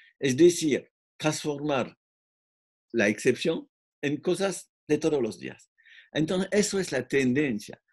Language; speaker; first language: Spanish; non-native, fluent; French